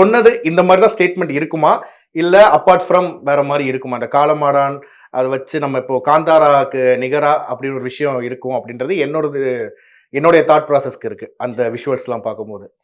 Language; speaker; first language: Tamil; native; Tamil